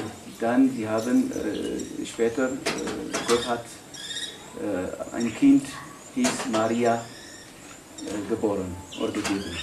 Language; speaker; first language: German; non-native, learner; Amharic